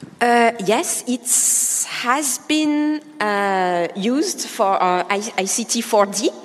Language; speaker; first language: English; non-native, fluent; French